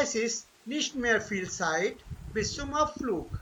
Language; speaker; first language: German; non-native, fluent; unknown